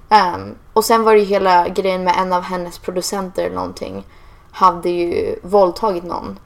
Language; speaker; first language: Swedish; early bilingual, heritage; Swedish